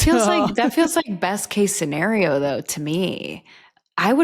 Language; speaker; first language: English; native; English